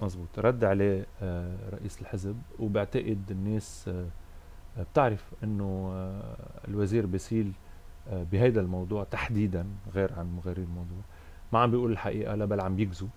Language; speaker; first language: Arabic; native; Arabic